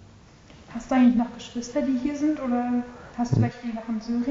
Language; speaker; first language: German; native; German